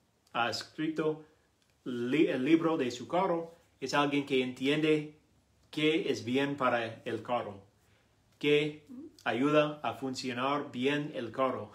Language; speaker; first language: Spanish; non-native, learner; English